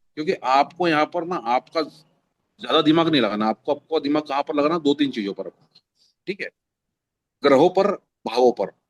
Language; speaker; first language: Hindi; native; Hindi